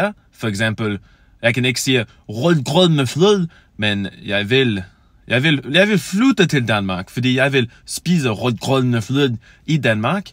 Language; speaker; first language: Danish; non-native, learner; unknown